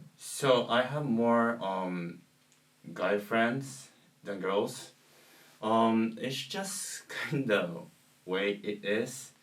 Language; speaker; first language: English; non-native, learner; Japanese